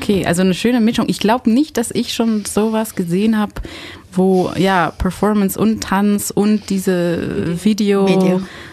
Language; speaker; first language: German; non-native, fluent; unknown